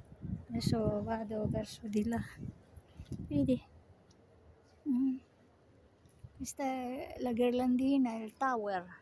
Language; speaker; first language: Italian; non-native, fluent; Cebuano